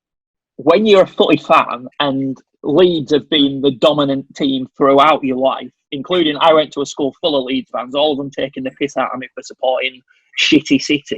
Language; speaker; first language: English; native; English